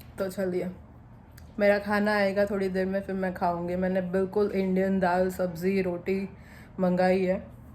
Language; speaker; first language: Hindi; non-native, local second language; Bangla